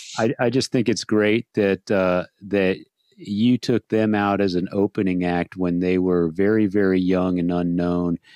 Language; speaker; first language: English; native; English